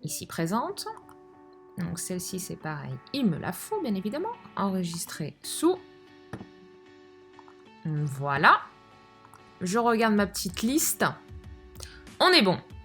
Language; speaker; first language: French; native; French